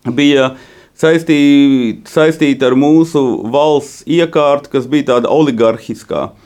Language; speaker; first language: Latvian; native; Latvian